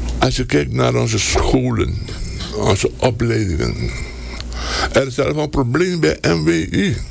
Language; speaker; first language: Dutch; native; Dutch